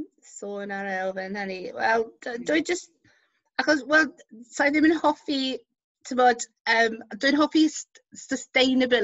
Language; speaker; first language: Welsh; non-native, local second language; English